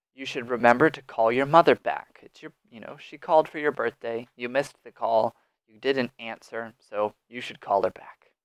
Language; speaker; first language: English; native; English